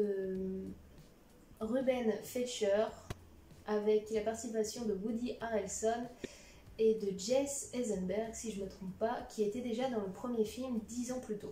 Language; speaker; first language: French; native; French